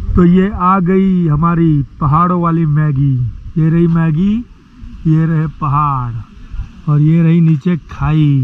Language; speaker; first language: Hindi; non-native, local second language; Marathi